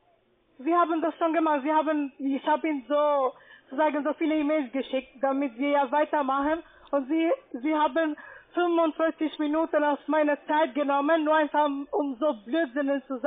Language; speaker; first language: German; non-native, learner; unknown